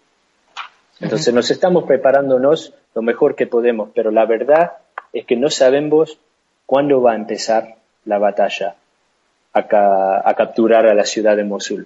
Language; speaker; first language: Spanish; non-native, fluent; English